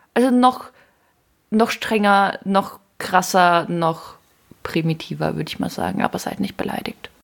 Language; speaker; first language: German; early bilingual, other home language; Ukrainian